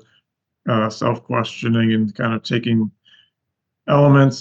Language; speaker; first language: English; native; English